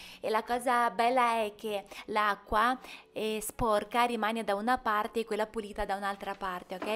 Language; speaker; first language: Italian; non-native, fluent; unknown